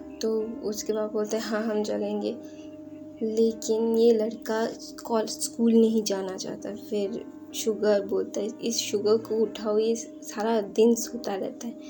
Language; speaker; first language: Hindi; non-native, local second language; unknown